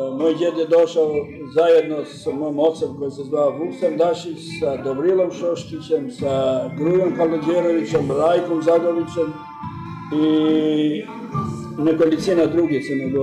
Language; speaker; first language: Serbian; early bilingual, heritage; Serbian